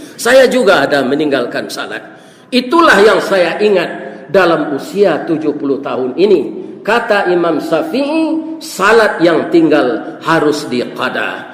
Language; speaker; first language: Malay; non-native, local second language; Minangkabau